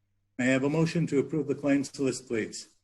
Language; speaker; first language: English; native; English